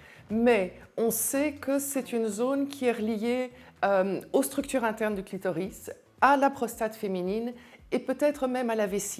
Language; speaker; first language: French; native; French